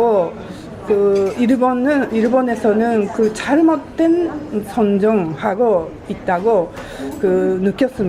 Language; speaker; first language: Korean; non-native, fluent; Japanese